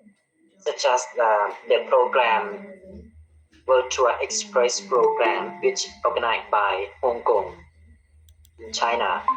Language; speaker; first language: English; non-native, learner; Khmer